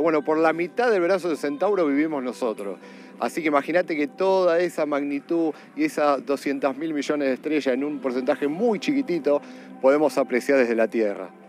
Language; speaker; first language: Spanish; native; Spanish